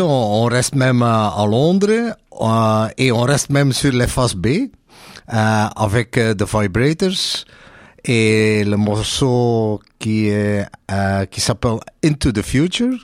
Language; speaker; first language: French; non-native, local second language; Dutch